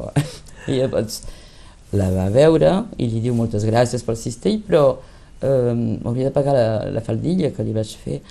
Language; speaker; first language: Catalan; early bilingual, heritage; Catalan